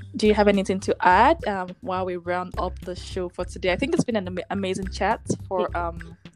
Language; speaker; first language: English; non-native, local second language; Yoruba